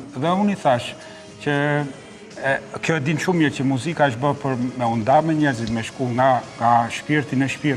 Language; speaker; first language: Albanian; native; Albanian